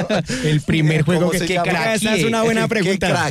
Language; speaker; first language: Spanish; native; Spanish